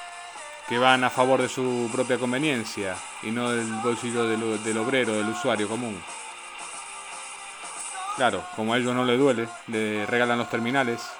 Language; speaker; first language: Spanish; native; Spanish